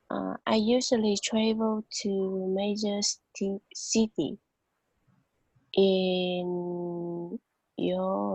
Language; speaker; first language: English; non-native, learner; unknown